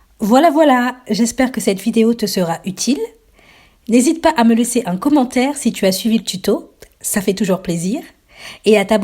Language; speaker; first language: French; native; French